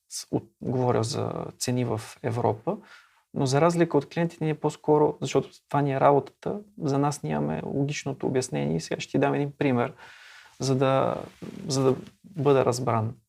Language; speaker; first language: Bulgarian; native; Bulgarian